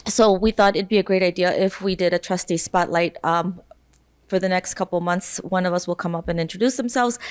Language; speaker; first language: English; native; English